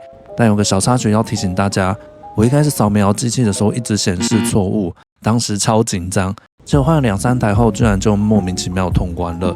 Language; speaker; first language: Chinese; native; Chinese